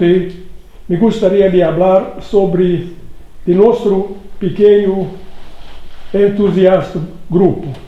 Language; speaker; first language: Portuguese; non-native, learner; Hungarian